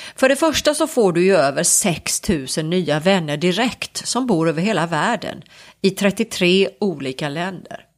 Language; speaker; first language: Swedish; native; Swedish